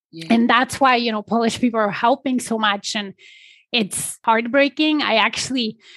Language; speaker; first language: English; non-native, fluent; Polish